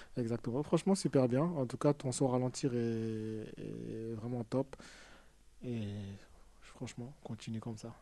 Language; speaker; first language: French; native; French